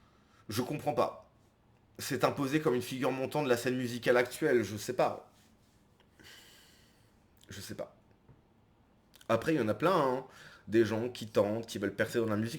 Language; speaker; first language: French; native; French